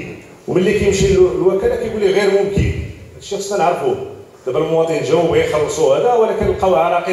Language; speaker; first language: Arabic; native; Arabic